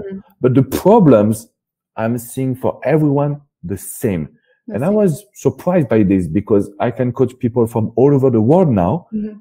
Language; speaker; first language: English; non-native, fluent; French